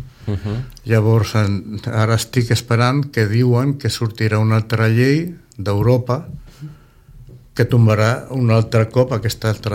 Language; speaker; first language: Catalan; non-native, local second language; Spanish